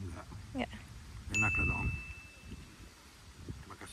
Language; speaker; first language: Indonesian; non-native, learner; French